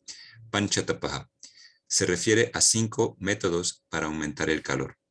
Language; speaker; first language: Spanish; native; Spanish